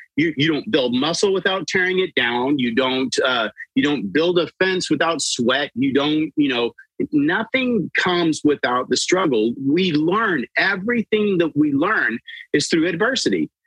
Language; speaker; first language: English; native; English